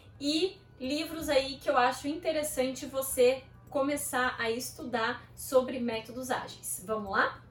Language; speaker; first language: Portuguese; native; Portuguese